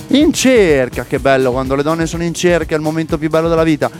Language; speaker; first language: Italian; native; Italian